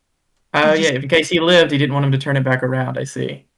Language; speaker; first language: English; native; English